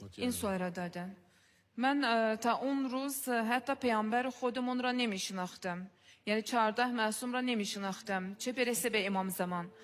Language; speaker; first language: Persian; non-native, fluent; Azerbaijani